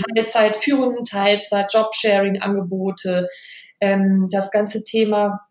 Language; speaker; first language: German; native; German